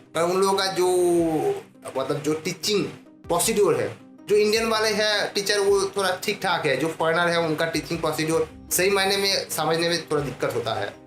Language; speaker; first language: Hindi; non-native, local second language; Bangla